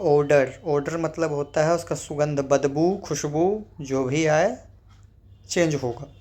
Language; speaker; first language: Hindi; native; Hindi